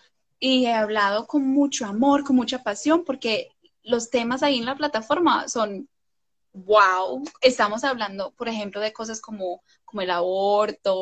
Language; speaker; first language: Spanish; non-native, fluent; English